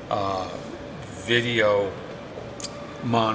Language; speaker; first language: English; native; English